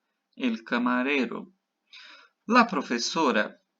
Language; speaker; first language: Spanish; non-native, fluent; Portuguese